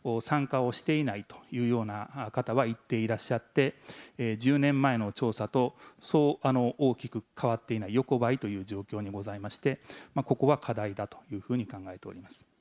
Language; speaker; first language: Japanese; native; Japanese